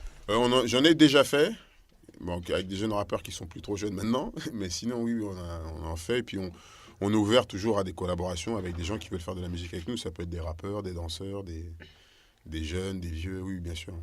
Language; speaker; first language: French; native; French